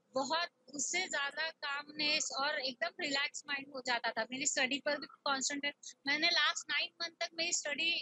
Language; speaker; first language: Hindi; non-native, local second language; Marathi